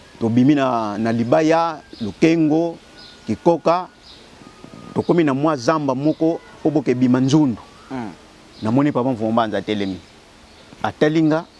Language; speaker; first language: Lingala; non-native, local second language; Kongo